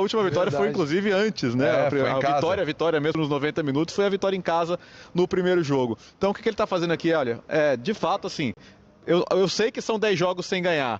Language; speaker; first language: Portuguese; native; Portuguese